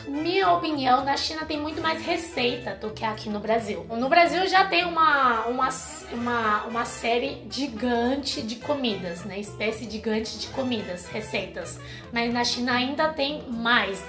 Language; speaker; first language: Portuguese; non-native, fluent; Chinese